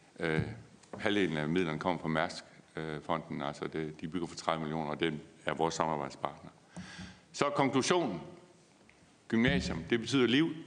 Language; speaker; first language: Danish; native; Danish